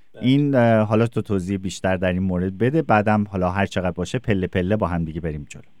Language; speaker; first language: Persian; native; Persian